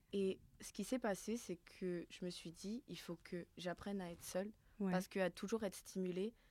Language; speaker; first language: French; native; French